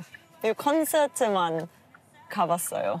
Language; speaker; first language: Korean; non-native, learner; German